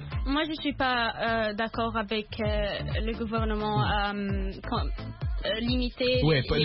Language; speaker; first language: French; non-native, learner; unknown